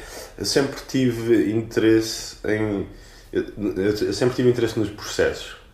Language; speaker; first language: Portuguese; native; Portuguese